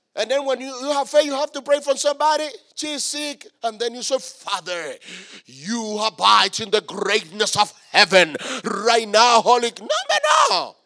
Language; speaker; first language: English; non-native, fluent; Spanish